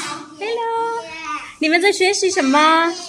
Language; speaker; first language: Chinese; non-native, learner; Urdu